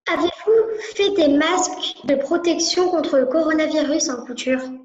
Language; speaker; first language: French; early bilingual, heritage; French